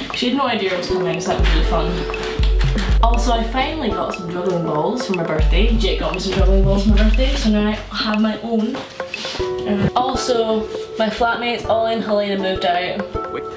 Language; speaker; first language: English; native; English